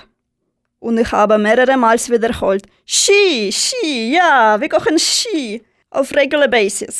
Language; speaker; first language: German; non-native, fluent; Russian